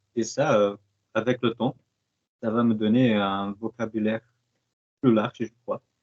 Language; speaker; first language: French; non-native, fluent; Portuguese